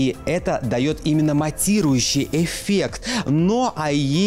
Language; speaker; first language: Russian; native; Russian